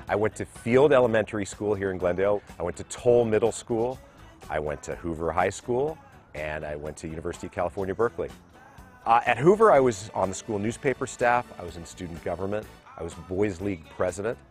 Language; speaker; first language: English; native; English